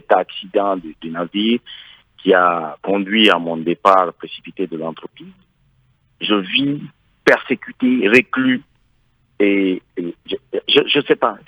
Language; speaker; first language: French; non-native, local second language; Fula